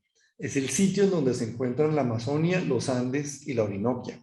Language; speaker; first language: Spanish; native; Spanish